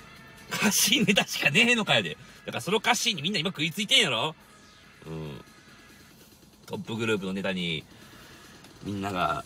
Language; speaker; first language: Japanese; native; Japanese